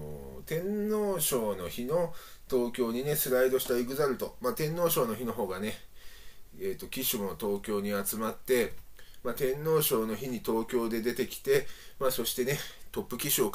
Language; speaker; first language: Japanese; native; Japanese